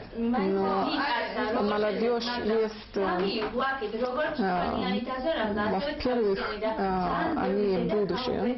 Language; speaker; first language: Russian; non-native, learner; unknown